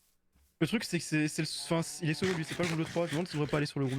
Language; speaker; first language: French; native; French